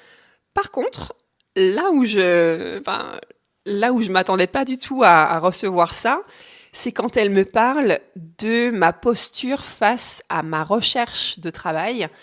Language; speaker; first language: French; native; French